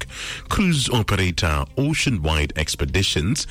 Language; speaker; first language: English; non-native, local second language; Tswana